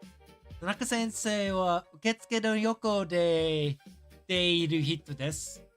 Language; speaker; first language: Japanese; non-native, learner; English